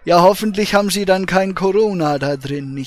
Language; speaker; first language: German; native; German